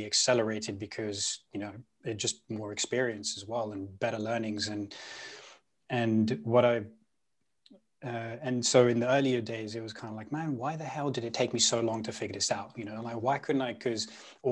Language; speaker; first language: English; non-native, local second language; Punjabi